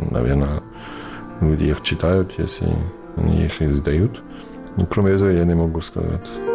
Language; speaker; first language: Russian; non-native, fluent; English